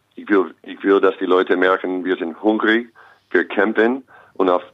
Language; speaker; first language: German; non-native, fluent; English